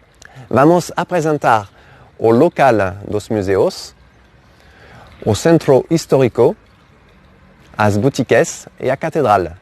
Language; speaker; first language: Portuguese; non-native, fluent; French